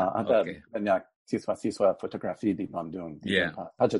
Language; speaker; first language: Indonesian; non-native, fluent; English